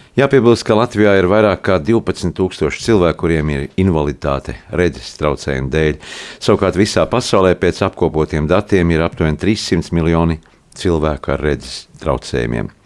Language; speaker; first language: Latvian; native; Latvian